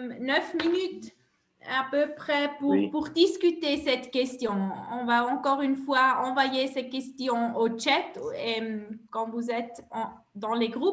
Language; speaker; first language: French; non-native, local second language; German